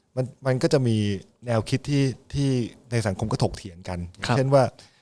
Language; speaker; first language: Thai; native; Thai